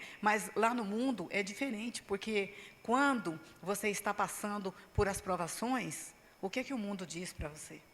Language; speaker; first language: Portuguese; native; Portuguese